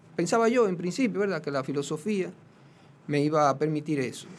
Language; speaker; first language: Spanish; native; Spanish